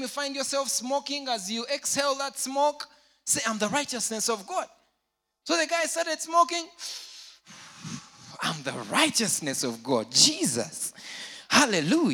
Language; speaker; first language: English; non-native, local second language; Ganda